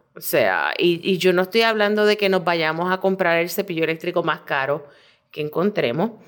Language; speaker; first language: Spanish; native; Spanish